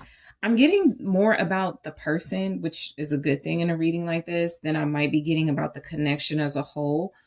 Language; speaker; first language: English; native; English